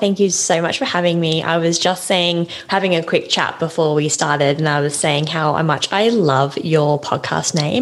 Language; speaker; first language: English; native; English